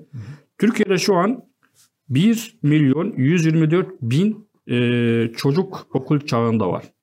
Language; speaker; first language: Turkish; non-native, fluent; Arabic